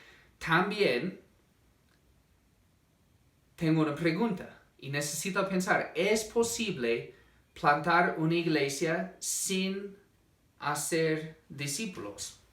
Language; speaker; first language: Spanish; non-native, fluent; English